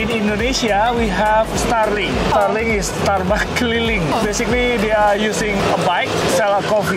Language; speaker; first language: English; non-native, fluent; Indonesian